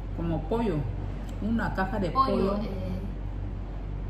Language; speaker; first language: Spanish; non-native, learner; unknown